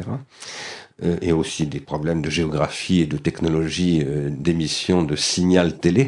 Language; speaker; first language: French; native; French